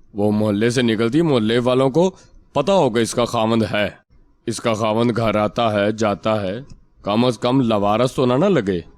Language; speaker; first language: Urdu; non-native, local second language; Punjabi